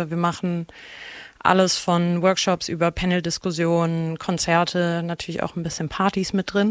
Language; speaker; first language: German; native; German